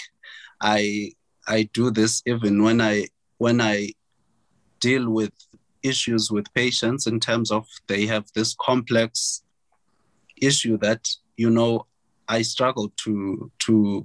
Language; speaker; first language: English; non-native, local second language; Xhosa